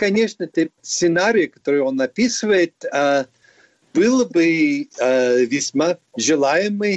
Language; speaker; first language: Russian; non-native, fluent; English